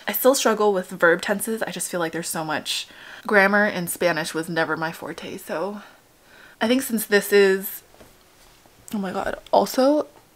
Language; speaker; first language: English; early bilingual, other home language; Spanish